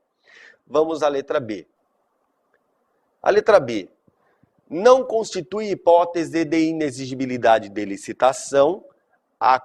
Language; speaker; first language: Portuguese; native; Portuguese